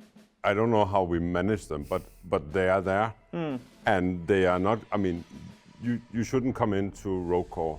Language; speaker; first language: English; non-native, fluent; Danish